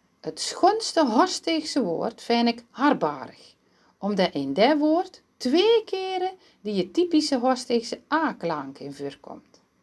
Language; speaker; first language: Dutch; native; Dutch